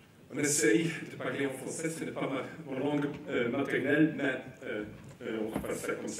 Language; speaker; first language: French; non-native, local second language; Dutch